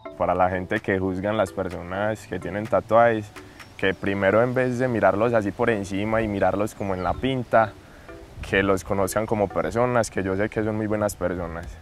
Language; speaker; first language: Spanish; native; Spanish